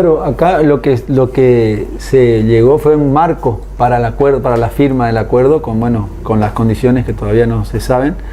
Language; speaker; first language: Spanish; native; Spanish